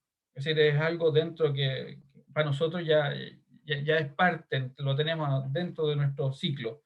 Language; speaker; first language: Spanish; native; Spanish